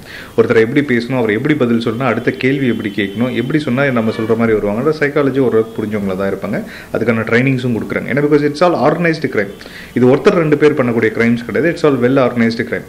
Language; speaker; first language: Tamil; native; Tamil